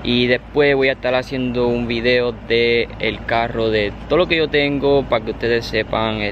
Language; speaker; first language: Spanish; early bilingual, other home language; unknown